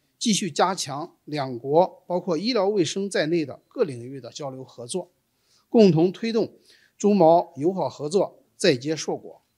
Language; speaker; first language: Chinese; native; Chinese